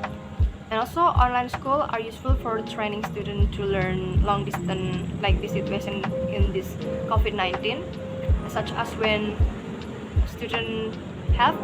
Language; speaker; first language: English; non-native, learner; Indonesian